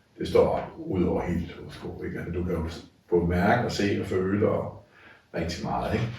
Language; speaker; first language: Danish; native; Danish